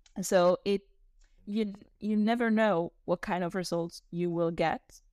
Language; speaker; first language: English; non-native, fluent; Italian